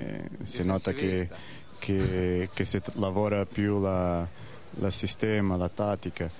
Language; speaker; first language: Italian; non-native, learner; Portuguese